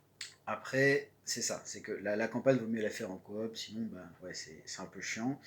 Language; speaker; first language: French; native; French